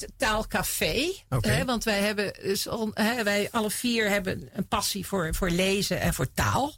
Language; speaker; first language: Dutch; native; Dutch